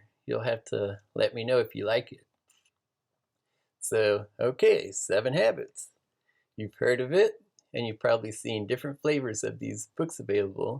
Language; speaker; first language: English; native; English